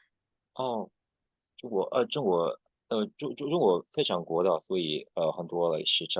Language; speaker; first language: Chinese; non-native, learner; Japanese